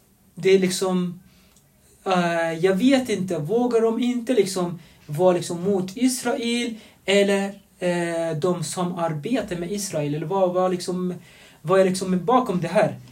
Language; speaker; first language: Swedish; non-native, fluent; Arabic